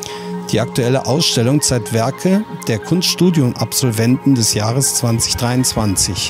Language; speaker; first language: German; native; German